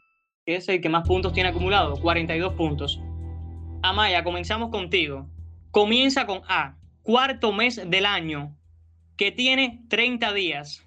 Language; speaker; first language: Spanish; native; Spanish